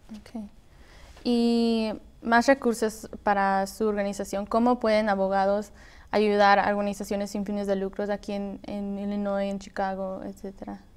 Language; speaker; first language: Spanish; early bilingual, heritage; Spanish